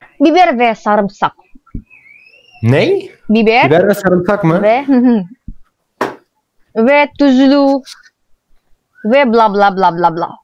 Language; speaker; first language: Turkish; non-native, learner; Indonesian